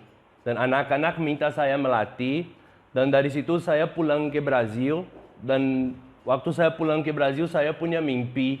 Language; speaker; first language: Indonesian; non-native, fluent; Portuguese